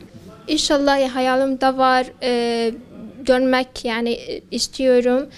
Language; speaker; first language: Turkish; non-native, fluent; Kurdish